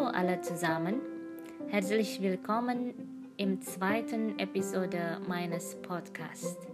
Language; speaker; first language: German; non-native, learner; Indonesian